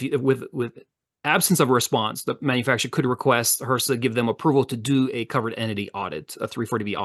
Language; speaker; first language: English; native; English